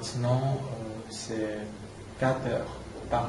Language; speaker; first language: French; non-native, learner; Chinese